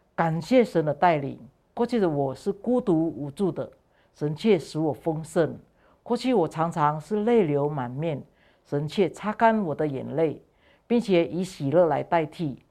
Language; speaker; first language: Chinese; non-native, fluent; Indonesian